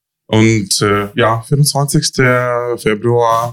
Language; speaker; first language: German; non-native, learner; Ukrainian